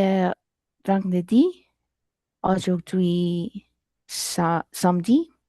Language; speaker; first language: French; non-native, learner; Spanish